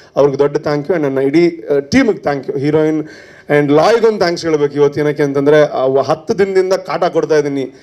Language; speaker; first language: Kannada; non-native, local second language; Tulu